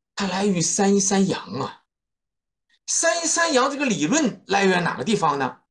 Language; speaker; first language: Chinese; native; Chinese